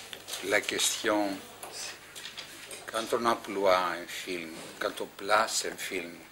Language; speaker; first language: French; non-native, fluent; Greek